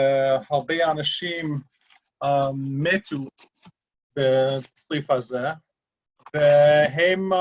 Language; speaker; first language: Hebrew; non-native, fluent; English